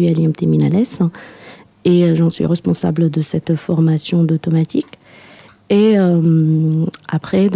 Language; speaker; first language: French; non-native, local second language; Arabic